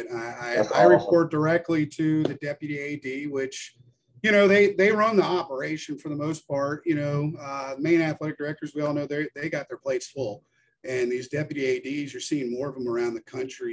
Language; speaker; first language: English; native; English